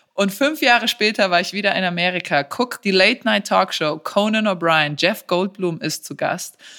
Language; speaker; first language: German; early bilingual, other home language; Serbian